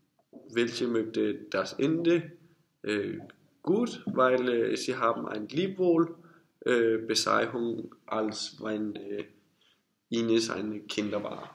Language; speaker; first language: German; non-native, learner; Danish